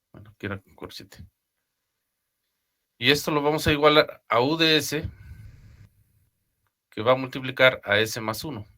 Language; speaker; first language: Spanish; native; Spanish